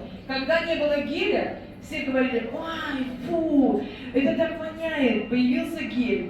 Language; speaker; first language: Russian; native; Russian